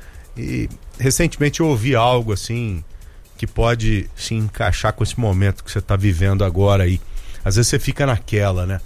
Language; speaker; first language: Portuguese; native; Portuguese